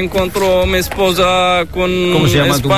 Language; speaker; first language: Spanish; non-native, learner; Arabic